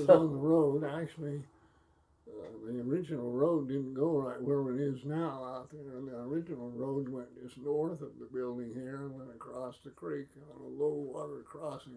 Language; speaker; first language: English; native; English